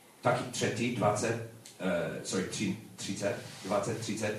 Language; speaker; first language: Czech; non-native, learner; English